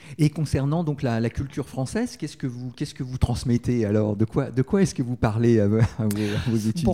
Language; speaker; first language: French; native; French